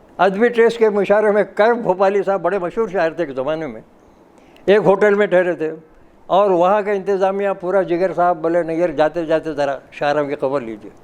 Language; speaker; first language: Urdu; native; Urdu